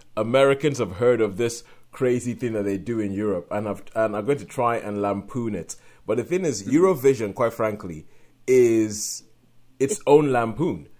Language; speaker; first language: English; non-native, local second language; Yoruba